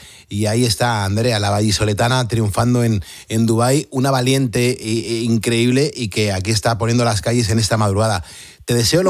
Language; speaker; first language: Spanish; native; Spanish